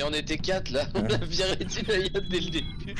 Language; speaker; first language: French; native; French